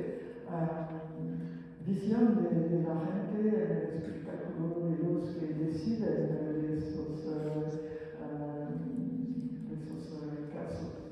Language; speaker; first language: Spanish; non-native, fluent; French